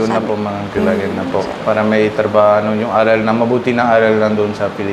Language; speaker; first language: Filipino; non-native, learner; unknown